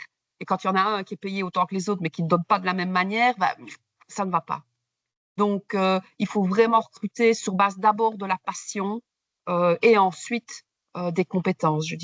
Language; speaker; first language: French; native; French